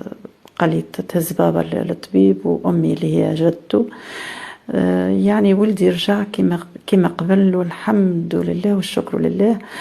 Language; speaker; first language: Arabic; native; Arabic